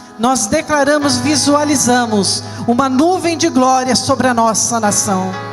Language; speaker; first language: Portuguese; native; Portuguese